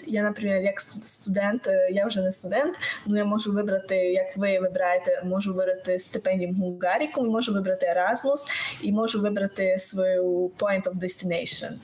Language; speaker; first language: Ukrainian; non-native, local second language; Hungarian